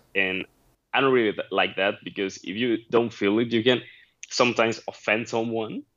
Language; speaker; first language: English; non-native, fluent; Spanish